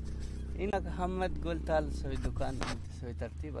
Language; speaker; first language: Arabic; non-native, learner; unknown